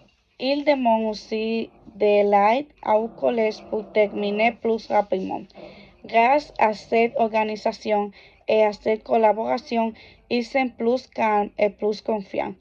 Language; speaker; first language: French; non-native, learner; Spanish